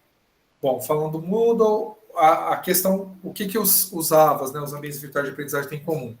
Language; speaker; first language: Portuguese; native; Portuguese